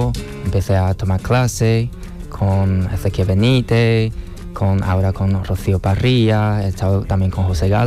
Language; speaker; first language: Spanish; non-native, fluent; Chinese